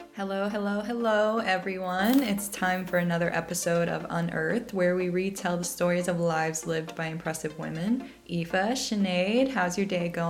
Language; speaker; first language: English; native; English